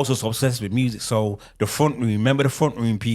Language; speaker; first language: English; native; English